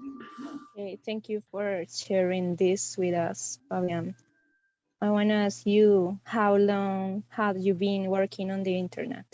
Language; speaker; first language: English; non-native, fluent; Spanish